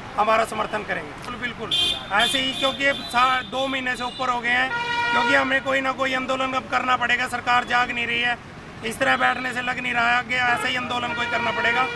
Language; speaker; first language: Hindi; native; Hindi